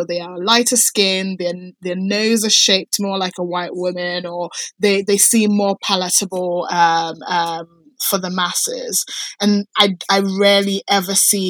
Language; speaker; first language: English; non-native, local second language; Akan